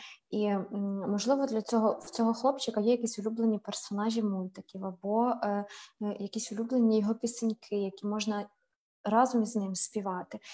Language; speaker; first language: Ukrainian; native; Ukrainian